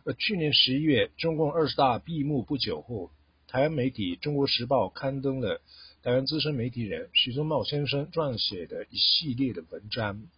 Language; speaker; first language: Chinese; non-native, fluent; Japanese